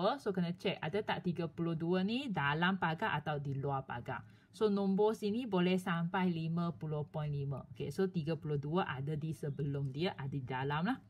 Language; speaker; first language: Malay; non-native, local second language; Chinese